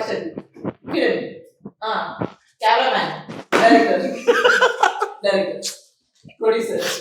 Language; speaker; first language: Tamil; non-native, learner; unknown